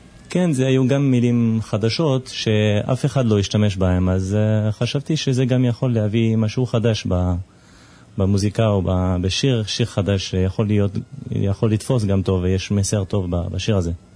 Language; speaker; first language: Hebrew; non-native, fluent; French